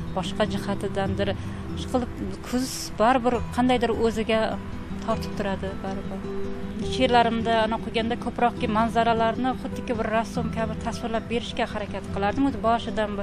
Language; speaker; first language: Uzbek; non-native, local second language; Kazakh